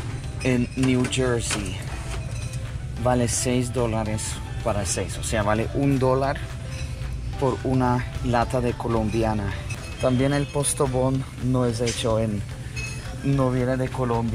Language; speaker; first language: Spanish; non-native, fluent; Russian